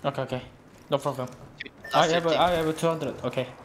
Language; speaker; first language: English; non-native, learner; Korean